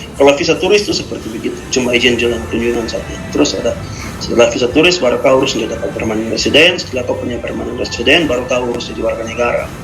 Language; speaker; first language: Indonesian; native; Indonesian